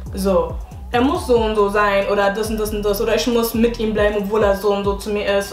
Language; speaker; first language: German; native; German